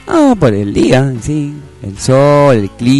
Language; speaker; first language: Spanish; native; Spanish